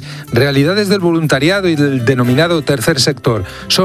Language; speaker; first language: Spanish; native; Spanish